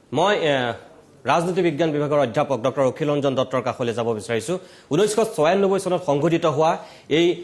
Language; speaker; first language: Assamese; native; Assamese